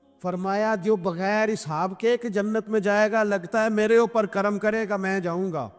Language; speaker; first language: Urdu; non-native, local second language; Punjabi